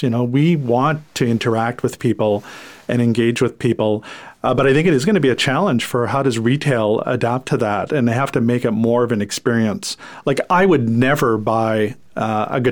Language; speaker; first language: English; non-native, fluent; French